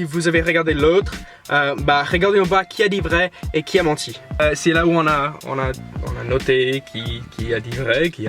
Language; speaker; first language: French; non-native, fluent; English